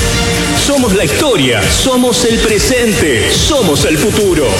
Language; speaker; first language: Spanish; native; Spanish